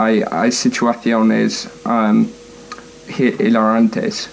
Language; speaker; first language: Spanish; non-native, learner; English